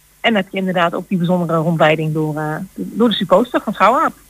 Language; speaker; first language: Dutch; native; Dutch